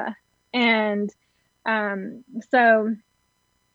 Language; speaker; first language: English; native; English